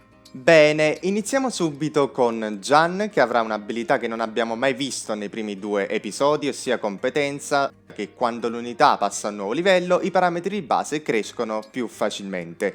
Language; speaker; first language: Italian; native; Italian